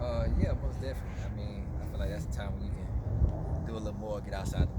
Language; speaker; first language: English; native; English